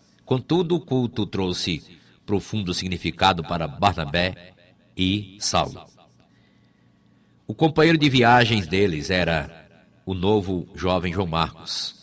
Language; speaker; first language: Portuguese; native; Portuguese